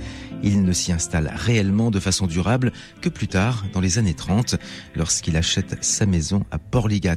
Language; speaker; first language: French; native; French